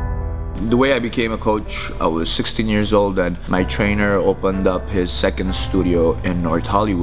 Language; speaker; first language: English; early bilingual, other home language; Armenian